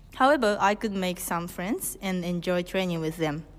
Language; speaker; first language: English; non-native, learner; Japanese